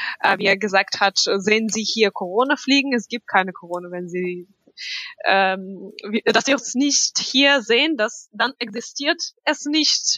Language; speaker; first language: German; non-native, fluent; Russian